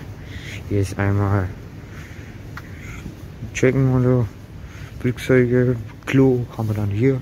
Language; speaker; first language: German; early bilingual, other home language; Turkish